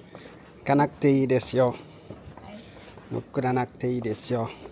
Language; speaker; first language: Japanese; non-native, learner; Indonesian